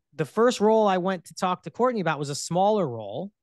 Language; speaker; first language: English; native; English